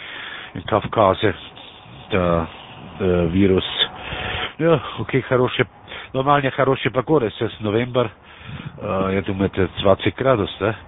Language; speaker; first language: Russian; non-native, learner; German